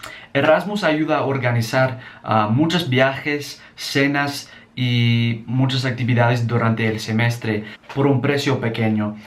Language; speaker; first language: Spanish; non-native, learner; English